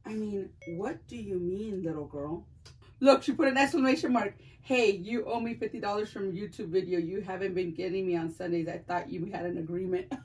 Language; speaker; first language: English; early bilingual, other home language; Spanish